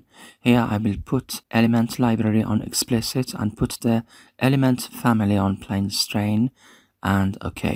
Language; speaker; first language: English; non-native, fluent; Persian